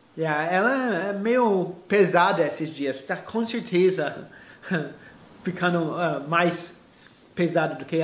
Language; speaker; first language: Portuguese; non-native, fluent; English